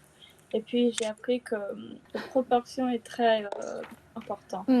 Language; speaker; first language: French; non-native, fluent; Chinese